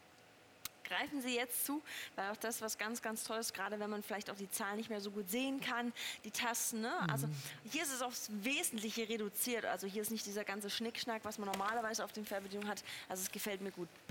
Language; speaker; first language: German; native; German